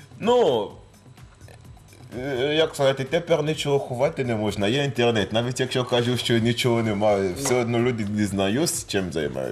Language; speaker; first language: Ukrainian; non-native, fluent; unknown